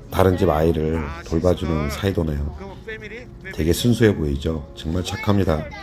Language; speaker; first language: Korean; native; Korean